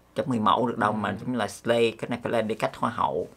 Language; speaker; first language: Vietnamese; early bilingual, heritage; Vietnamese